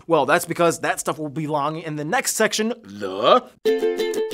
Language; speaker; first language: English; native; English